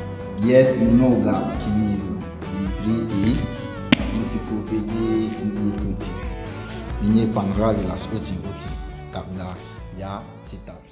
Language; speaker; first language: Russian; non-native, learner; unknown